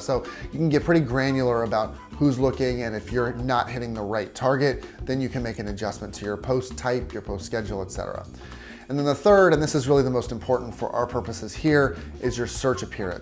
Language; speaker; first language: English; native; English